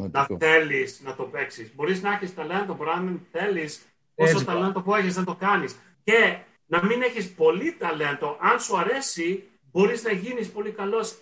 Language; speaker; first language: Greek; early bilingual, heritage; Greek